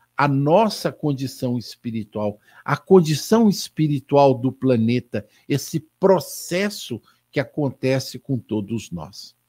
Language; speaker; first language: Portuguese; native; Portuguese